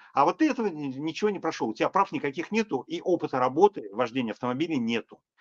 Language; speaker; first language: Russian; native; Russian